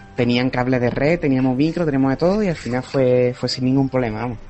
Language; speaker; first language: Spanish; native; Spanish